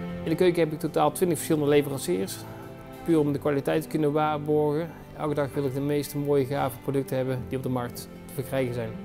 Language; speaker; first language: Dutch; native; Dutch